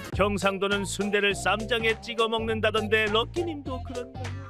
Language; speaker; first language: Korean; native; Korean